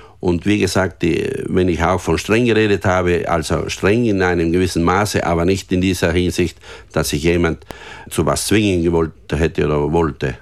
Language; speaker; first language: German; native; German